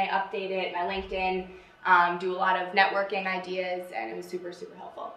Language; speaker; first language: English; native; English